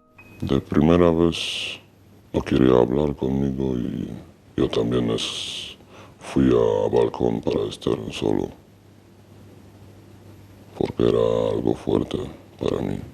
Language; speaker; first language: Spanish; non-native, learner; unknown